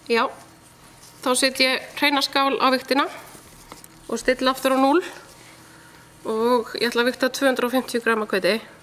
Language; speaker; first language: Icelandic; native; Icelandic